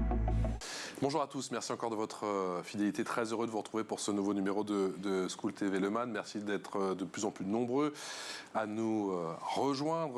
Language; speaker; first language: French; native; French